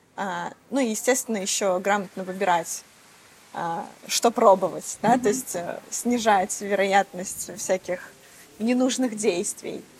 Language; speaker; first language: Russian; native; Russian